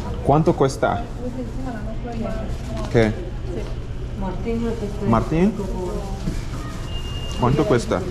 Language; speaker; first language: Spanish; non-native, learner; English